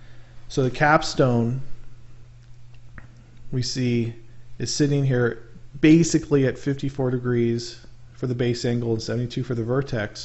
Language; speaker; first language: English; native; English